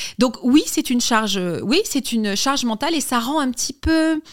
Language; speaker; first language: French; native; French